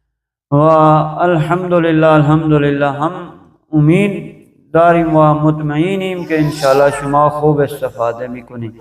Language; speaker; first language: Persian; non-native, fluent; Urdu